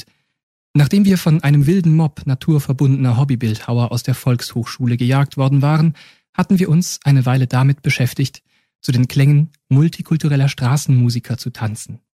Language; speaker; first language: German; native; German